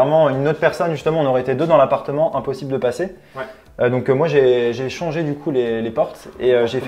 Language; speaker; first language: French; native; French